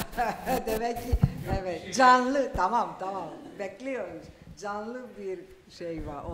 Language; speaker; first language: Turkish; non-native, fluent; Greek